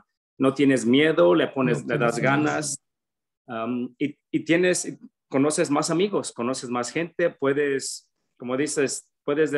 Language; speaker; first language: Spanish; early bilingual, other home language; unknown